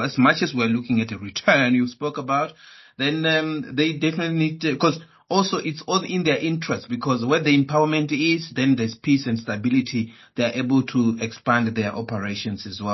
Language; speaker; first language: English; non-native, local second language; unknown